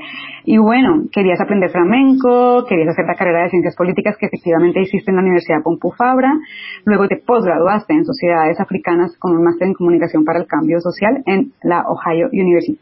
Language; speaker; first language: Spanish; native; Spanish